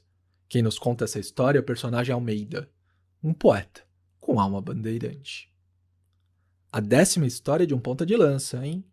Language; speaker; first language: Portuguese; native; Portuguese